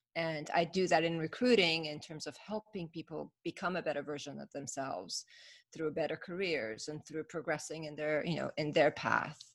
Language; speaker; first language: English; early bilingual, other home language; Persian